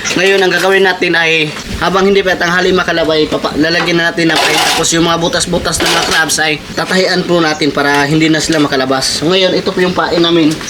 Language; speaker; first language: Filipino; non-native, local second language; Cebuano